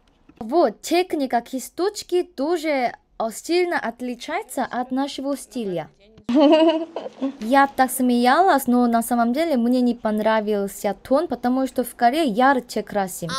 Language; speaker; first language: Russian; non-native, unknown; Korean